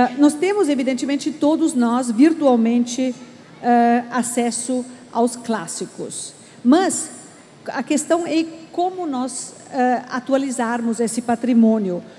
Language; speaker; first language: Portuguese; non-native, fluent; German